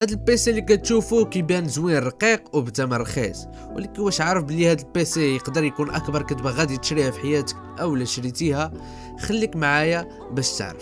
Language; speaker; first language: Arabic; native; Arabic